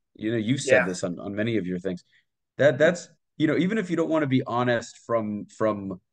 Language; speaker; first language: English; native; English